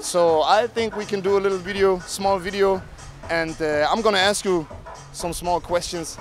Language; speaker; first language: English; non-native, learner; German